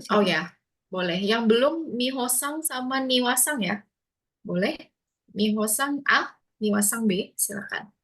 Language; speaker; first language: Indonesian; non-native, fluent; Japanese